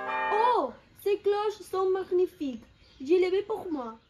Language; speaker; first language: French; non-native, learner; Spanish